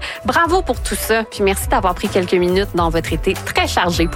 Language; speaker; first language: French; native; French